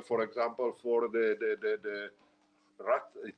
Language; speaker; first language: English; non-native, learner; Italian